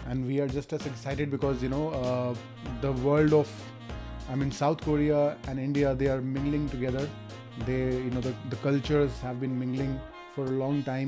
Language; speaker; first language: English; non-native, local second language; Hindi